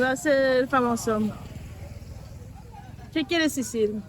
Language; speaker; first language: Spanish; non-native, learner; English